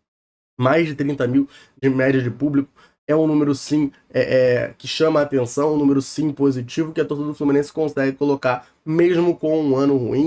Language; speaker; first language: Portuguese; native; Portuguese